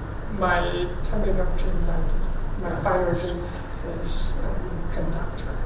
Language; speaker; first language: English; non-native, learner; Chinese